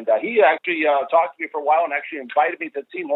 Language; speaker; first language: English; native; English